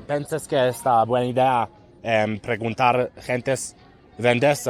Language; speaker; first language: Spanish; non-native, learner; Hebrew